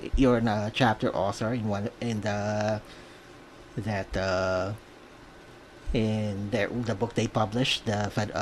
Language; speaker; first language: English; non-native, local second language; Filipino